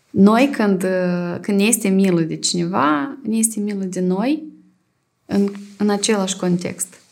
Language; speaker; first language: Romanian; native; Romanian